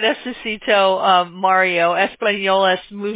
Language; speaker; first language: Spanish; non-native, learner; English